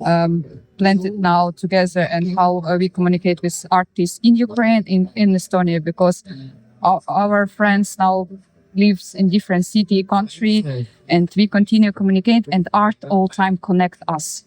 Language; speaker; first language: English; non-native, learner; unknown